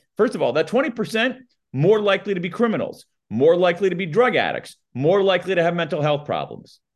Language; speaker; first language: English; native; English